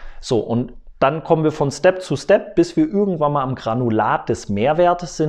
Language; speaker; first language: German; native; German